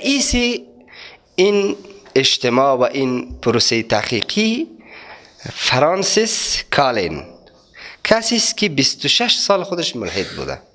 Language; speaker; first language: Persian; native; Persian